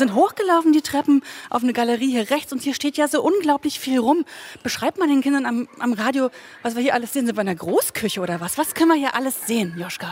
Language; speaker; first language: German; native; German